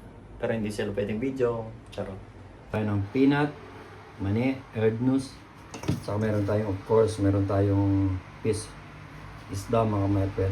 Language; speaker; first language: Filipino; native; Filipino